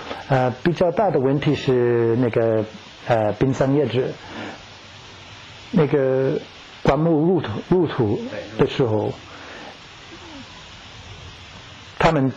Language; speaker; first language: Chinese; non-native, learner; English